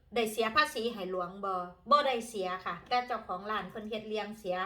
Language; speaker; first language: Thai; native; Thai